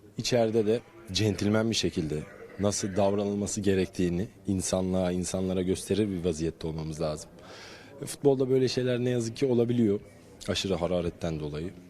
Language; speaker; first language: Turkish; native; Turkish